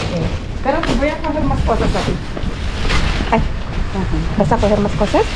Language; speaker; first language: Spanish; non-native, learner; Filipino